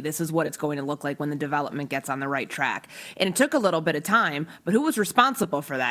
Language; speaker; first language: English; native; English